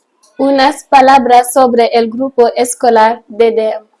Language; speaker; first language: Spanish; non-native, fluent; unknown